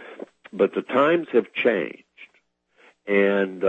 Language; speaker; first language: English; native; English